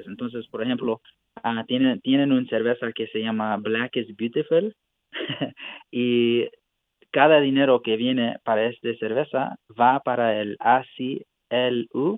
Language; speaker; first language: Spanish; non-native, fluent; English